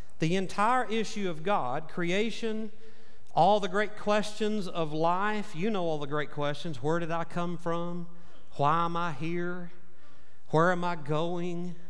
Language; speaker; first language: English; native; English